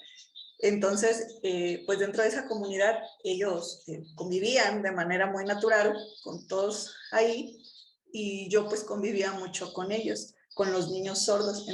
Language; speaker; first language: Spanish; native; Spanish